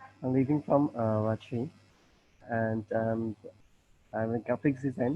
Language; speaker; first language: English; non-native, learner; Bangla